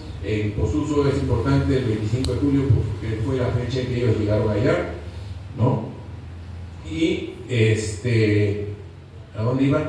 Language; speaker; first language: Spanish; native; Spanish